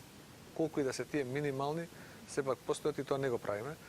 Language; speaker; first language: Macedonian; native; Macedonian